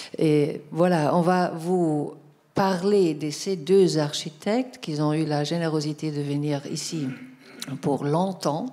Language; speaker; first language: French; non-native, fluent; German